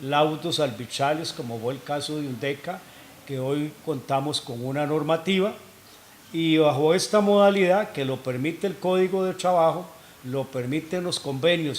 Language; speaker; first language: Spanish; native; Spanish